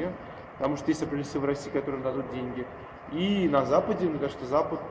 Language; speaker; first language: Russian; native; Russian